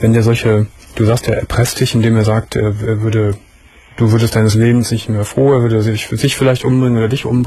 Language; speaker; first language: German; native; German